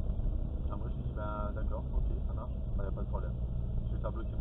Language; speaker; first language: French; native; French